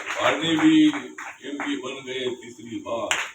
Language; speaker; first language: Hindi; non-native, local second language; Marathi